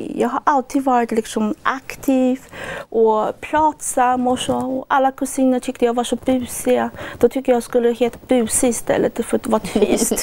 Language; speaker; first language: Swedish; non-native, fluent; Chinese